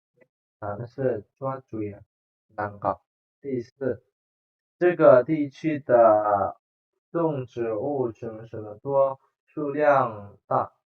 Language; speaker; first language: Chinese; non-native, fluent; Indonesian